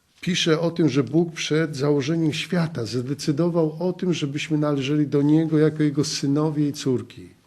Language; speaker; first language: Polish; native; Polish